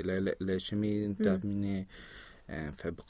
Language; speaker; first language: French; non-native, learner; Spanish